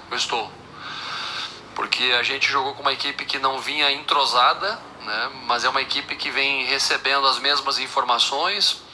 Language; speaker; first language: Portuguese; native; Portuguese